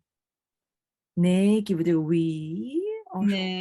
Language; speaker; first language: French; non-native, fluent; Korean